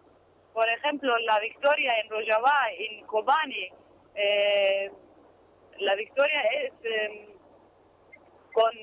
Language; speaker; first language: Spanish; non-native, learner; Kurdish